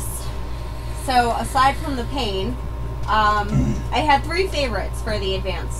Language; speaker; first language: English; native; English